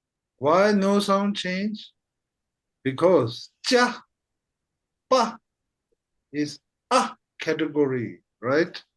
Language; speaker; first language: English; non-native, fluent; Tibetan